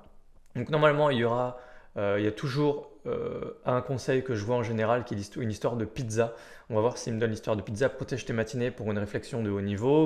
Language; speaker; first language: French; native; French